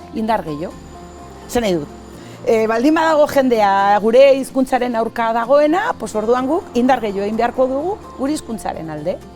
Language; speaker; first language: Basque; non-native, local second language; Spanish